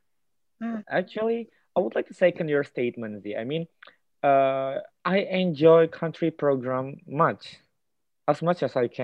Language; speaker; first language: English; non-native, fluent; Indonesian